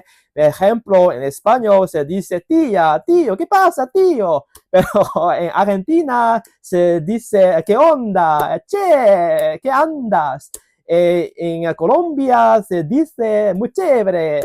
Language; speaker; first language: Spanish; non-native, fluent; Cantonese